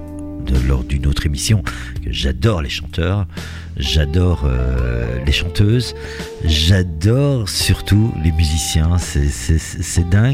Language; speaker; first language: French; native; French